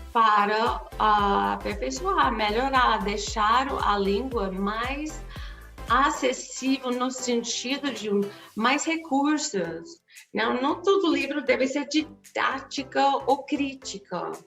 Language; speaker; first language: Portuguese; non-native, fluent; English